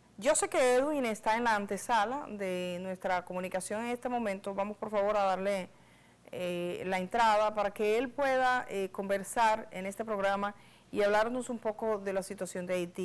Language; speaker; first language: Spanish; native; Spanish